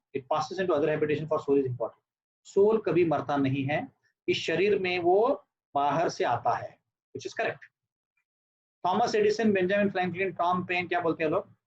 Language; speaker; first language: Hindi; non-native, local second language; Marathi